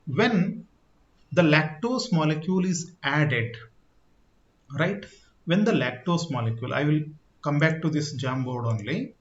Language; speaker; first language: English; non-native, local second language; Kannada